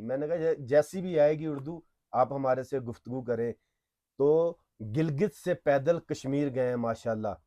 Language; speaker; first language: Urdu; non-native, local second language; Punjabi